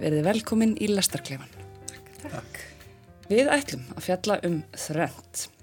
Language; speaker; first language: Icelandic; native; Icelandic